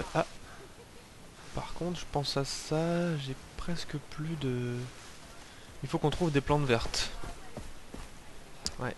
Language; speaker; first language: French; native; French